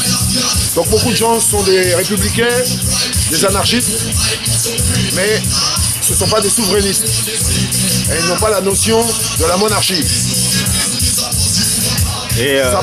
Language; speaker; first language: French; native; French